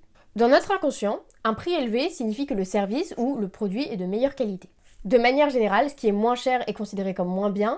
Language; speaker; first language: French; native; French